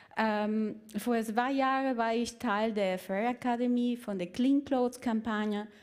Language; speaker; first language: German; non-native, fluent; Spanish